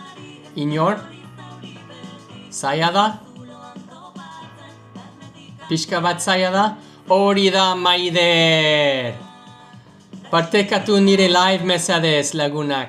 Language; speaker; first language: Basque; non-native, learner; English